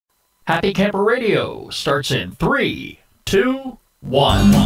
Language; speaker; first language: English; native; English